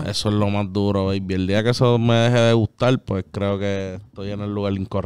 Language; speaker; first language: Spanish; native; Spanish